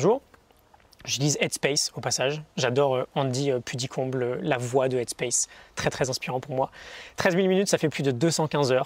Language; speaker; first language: French; native; French